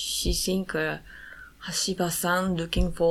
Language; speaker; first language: English; non-native, learner; Japanese